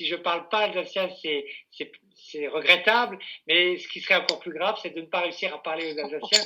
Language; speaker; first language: French; native; French